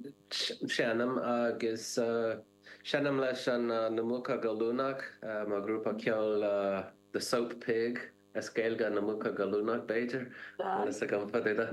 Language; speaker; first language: Irish; non-native, learner; English